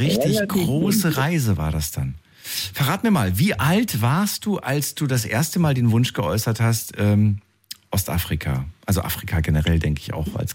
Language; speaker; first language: German; native; German